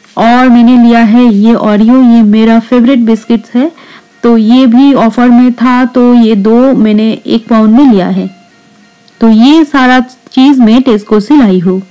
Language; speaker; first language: Hindi; non-native, local second language; Bangla